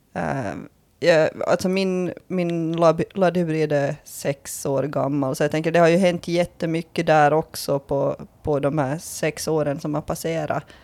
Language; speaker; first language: Swedish; native; Swedish